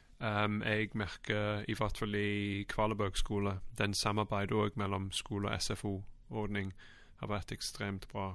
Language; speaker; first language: Norwegian; non-native, fluent; English